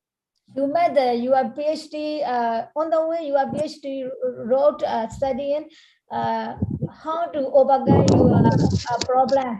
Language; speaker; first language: English; non-native, learner; Burmese